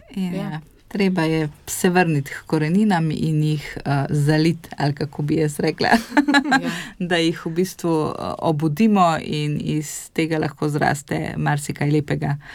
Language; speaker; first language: Slovenian; native; Slovenian